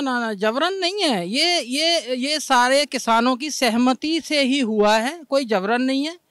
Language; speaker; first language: Hindi; native; Hindi